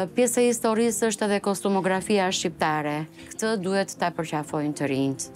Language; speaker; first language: Albanian; native; Albanian